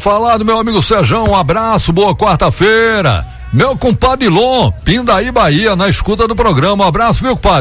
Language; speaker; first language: Portuguese; native; Portuguese